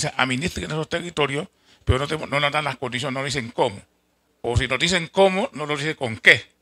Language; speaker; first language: Spanish; native; Spanish